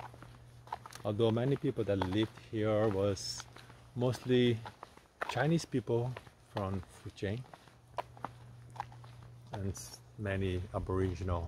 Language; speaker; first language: English; non-native, fluent; Portuguese